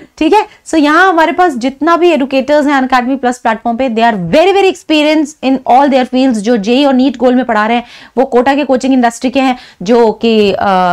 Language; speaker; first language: Hindi; native; Hindi